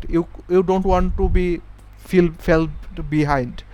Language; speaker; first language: English; non-native, fluent; Bangla